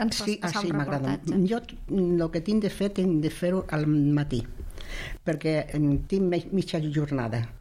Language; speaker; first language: Catalan; non-native, local second language; Spanish